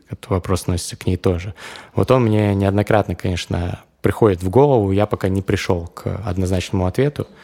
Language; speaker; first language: Russian; native; Russian